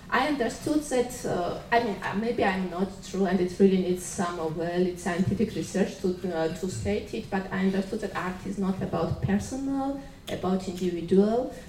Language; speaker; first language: English; non-native, fluent; Georgian